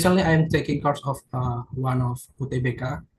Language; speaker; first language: English; non-native, learner; Indonesian